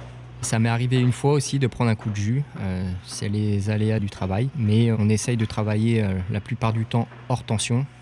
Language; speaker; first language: French; native; French